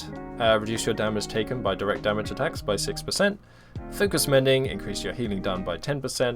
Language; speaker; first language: English; native; English